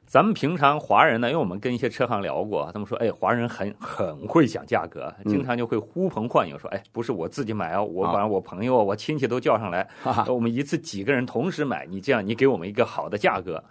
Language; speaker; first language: Chinese; native; Chinese